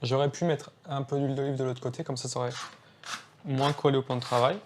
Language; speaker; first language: French; native; French